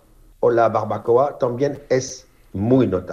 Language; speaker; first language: Spanish; non-native, learner; French